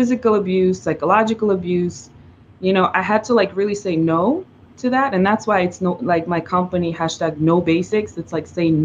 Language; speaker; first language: English; non-native, fluent; Russian